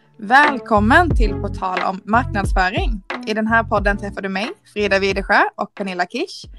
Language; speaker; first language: Swedish; native; Swedish